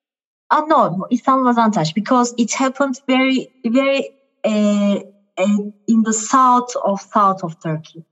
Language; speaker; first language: English; non-native, fluent; Turkish